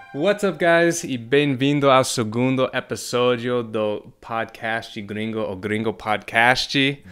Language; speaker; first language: Portuguese; non-native, fluent; English